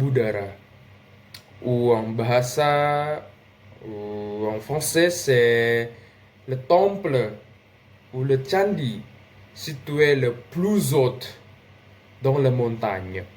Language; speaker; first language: French; non-native, learner; Indonesian